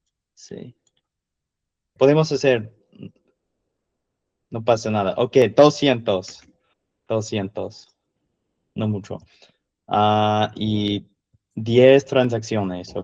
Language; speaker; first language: Spanish; non-native, learner; English